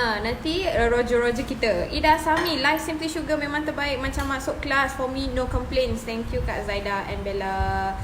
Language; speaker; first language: Malay; native; Malay